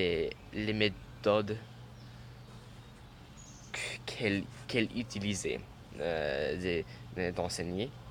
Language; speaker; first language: French; non-native, learner; English